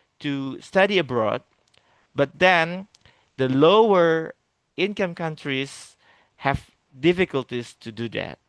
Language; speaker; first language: English; non-native, fluent; Indonesian